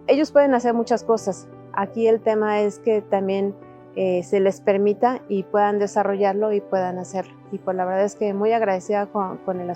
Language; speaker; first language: Spanish; native; Spanish